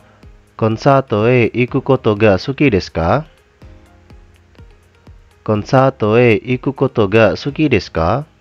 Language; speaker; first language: Japanese; non-native, fluent; Indonesian